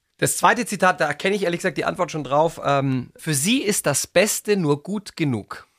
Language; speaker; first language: German; native; German